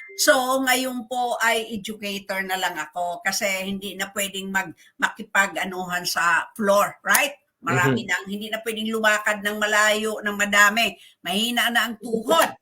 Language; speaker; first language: Filipino; non-native, local second language; Bikol